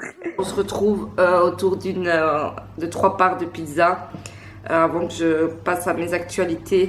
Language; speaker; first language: French; native; French